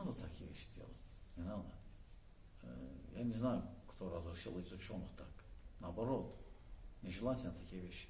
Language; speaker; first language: Russian; non-native, learner; Azerbaijani